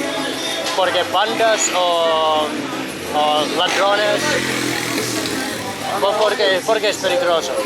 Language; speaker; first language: Spanish; non-native, learner; Finnish